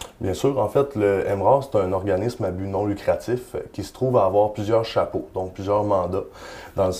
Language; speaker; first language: French; native; French